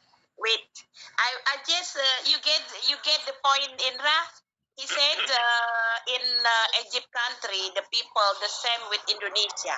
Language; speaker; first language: English; non-native, learner; Indonesian